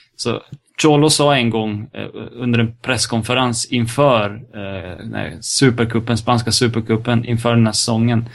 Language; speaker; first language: Swedish; early bilingual, other home language; Serbian